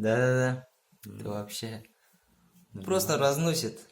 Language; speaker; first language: Russian; native; Russian